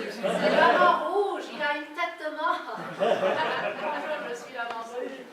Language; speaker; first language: French; non-native, fluent; English